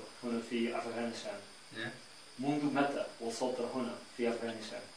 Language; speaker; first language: Arabic; non-native, learner; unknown